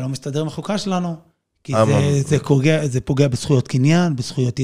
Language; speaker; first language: Hebrew; native; Hebrew